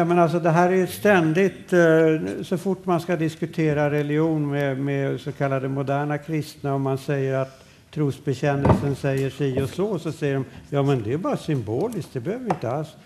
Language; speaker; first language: Swedish; native; Swedish